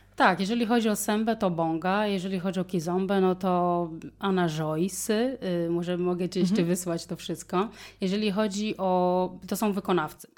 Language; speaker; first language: Polish; non-native, fluent; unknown